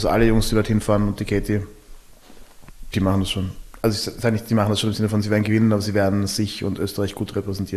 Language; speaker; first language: German; native; German